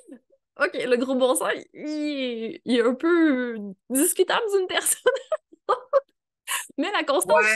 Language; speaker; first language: French; native; French